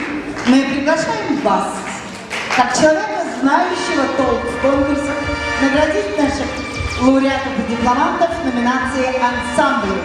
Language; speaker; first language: Russian; native; Russian